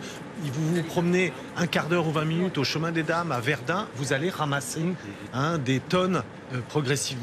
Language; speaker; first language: French; native; French